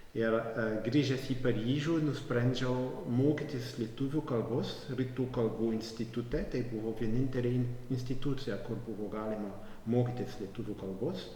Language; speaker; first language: Lithuanian; non-native, fluent; French